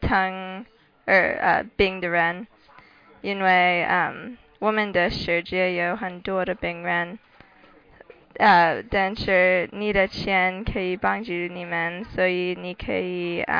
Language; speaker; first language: Chinese; non-native, learner; English